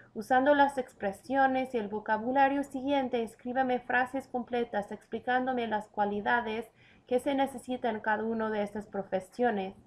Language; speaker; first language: Spanish; non-native, fluent; English